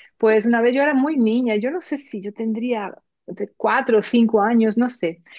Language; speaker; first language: Spanish; early bilingual, heritage; Spanish